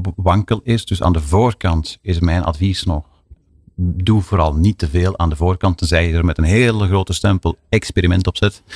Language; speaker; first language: Dutch; native; Dutch